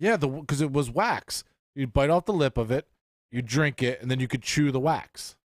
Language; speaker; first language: English; native; English